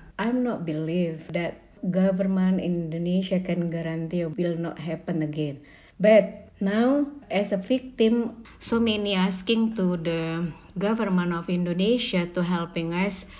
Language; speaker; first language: English; non-native, learner; Indonesian